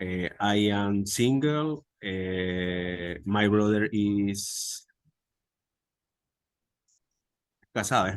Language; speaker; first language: English; non-native, learner; Spanish